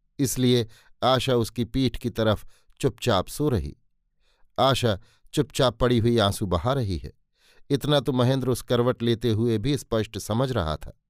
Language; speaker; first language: Hindi; native; Hindi